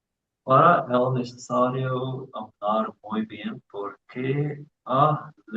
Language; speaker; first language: Spanish; non-native, learner; English